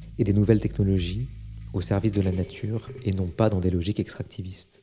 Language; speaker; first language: French; native; French